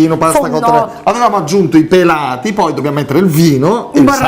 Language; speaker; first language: Italian; native; Italian